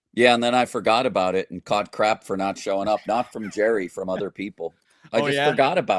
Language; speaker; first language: English; native; English